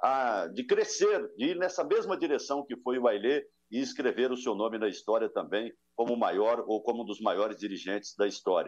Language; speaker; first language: Portuguese; native; Portuguese